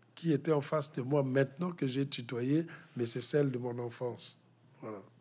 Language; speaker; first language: French; non-native, local second language; Kituba (Democratic Republic of Congo)